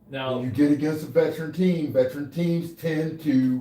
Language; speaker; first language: English; native; English